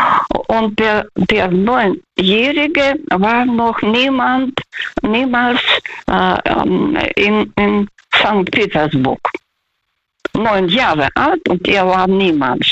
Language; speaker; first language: German; non-native, fluent; Russian